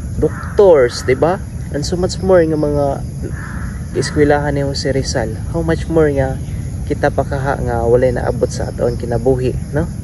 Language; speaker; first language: Cebuano; non-native, local second language; Hiligaynon